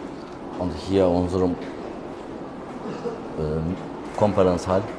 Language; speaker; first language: German; non-native, learner; Turkish